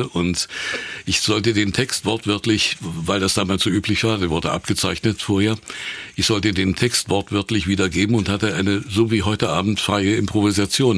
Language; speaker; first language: German; native; German